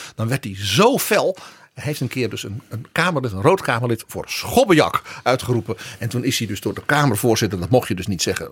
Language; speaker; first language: Dutch; native; Dutch